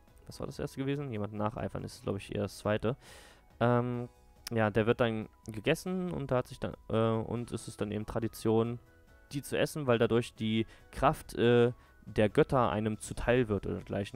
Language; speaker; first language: German; native; German